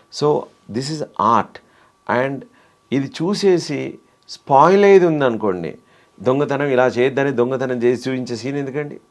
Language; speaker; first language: Telugu; native; Telugu